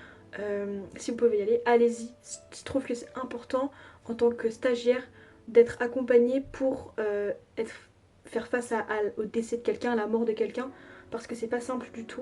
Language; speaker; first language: French; native; French